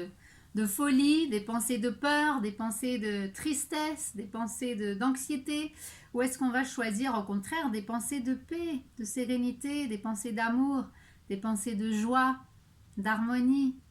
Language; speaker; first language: French; native; French